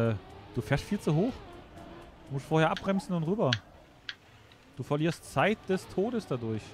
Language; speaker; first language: German; native; German